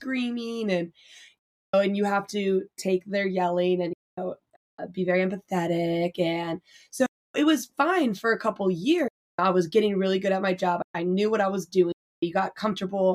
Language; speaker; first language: English; native; English